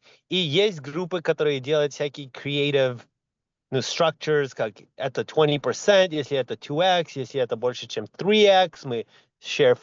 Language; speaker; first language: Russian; early bilingual, heritage; Russian